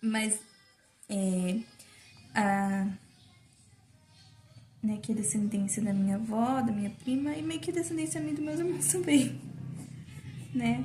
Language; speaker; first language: Portuguese; native; Portuguese